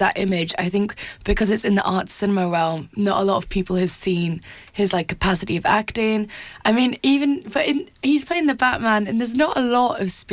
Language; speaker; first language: English; native; English